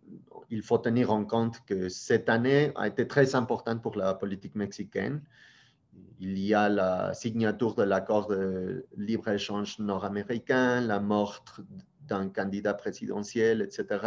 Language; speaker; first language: French; non-native, fluent; Spanish